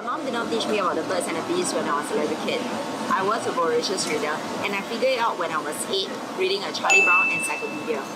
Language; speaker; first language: English; non-native, local second language; Chinese